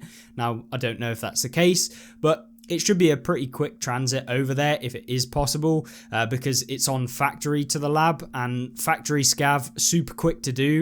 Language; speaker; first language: English; native; English